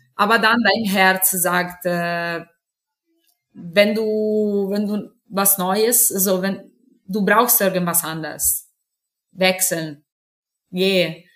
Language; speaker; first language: German; non-native, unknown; Italian